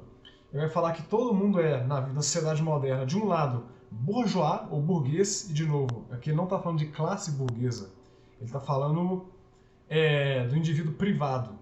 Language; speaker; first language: Portuguese; native; Portuguese